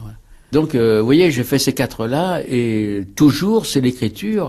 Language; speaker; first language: French; native; French